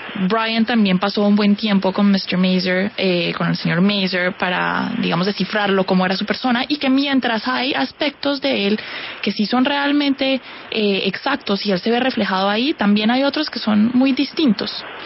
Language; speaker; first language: Spanish; native; Spanish